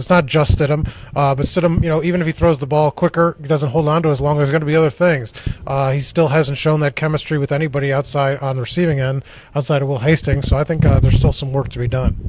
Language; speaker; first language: English; native; English